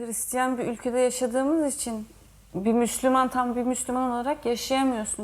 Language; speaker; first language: Turkish; early bilingual, heritage; Turkish